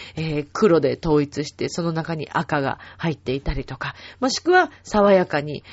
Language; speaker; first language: Japanese; native; Japanese